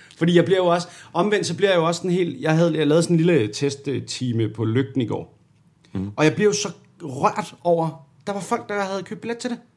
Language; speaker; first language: Danish; native; Danish